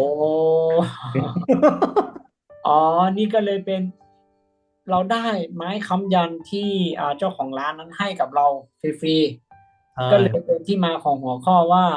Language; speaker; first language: Thai; native; Thai